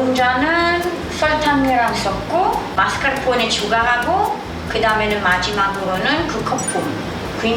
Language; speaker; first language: Korean; non-native, fluent; Italian